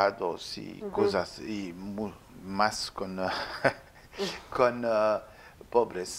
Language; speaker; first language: Spanish; non-native, learner; French